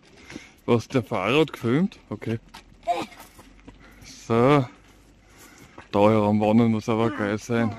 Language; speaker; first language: German; native; German